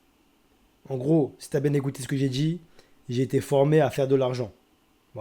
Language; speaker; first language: French; native; French